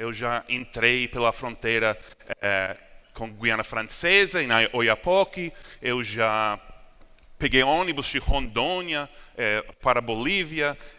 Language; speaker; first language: Portuguese; non-native, fluent; English